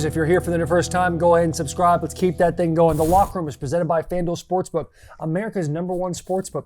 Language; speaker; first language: English; native; English